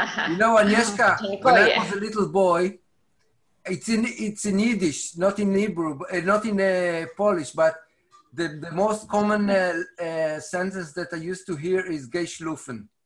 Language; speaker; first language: English; non-native, fluent; Hebrew